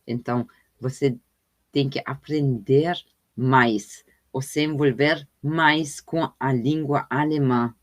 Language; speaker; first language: Portuguese; non-native, fluent; German